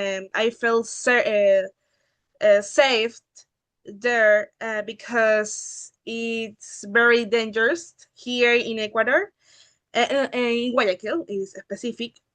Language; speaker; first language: English; non-native, learner; Spanish